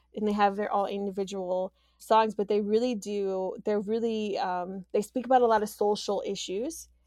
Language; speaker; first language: English; native; English